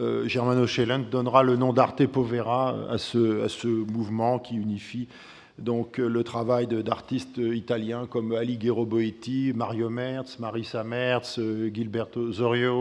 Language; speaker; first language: French; native; French